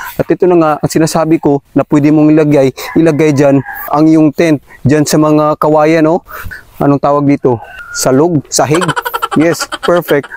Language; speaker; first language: Filipino; non-native, local second language; Cebuano